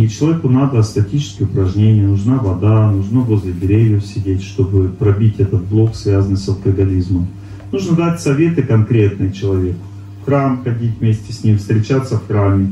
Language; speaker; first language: Russian; native; Russian